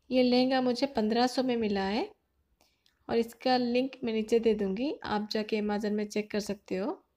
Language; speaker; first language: Hindi; native; Hindi